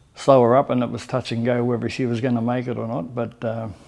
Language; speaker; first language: English; native; English